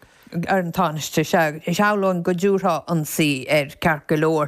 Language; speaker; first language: Irish; native; Irish